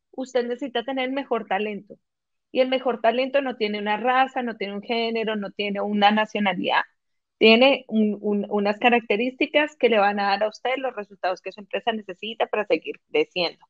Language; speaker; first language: Spanish; native; Spanish